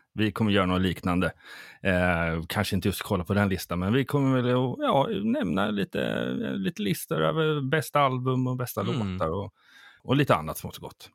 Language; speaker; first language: Swedish; native; Swedish